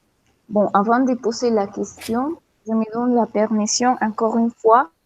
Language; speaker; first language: French; non-native, fluent; Spanish